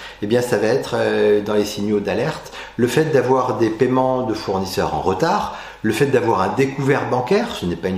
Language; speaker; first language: French; native; French